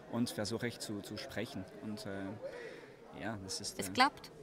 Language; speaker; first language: German; non-native, learner; French